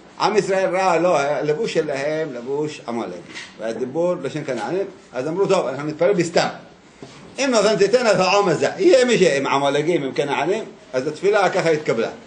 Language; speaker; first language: Hebrew; native; Hebrew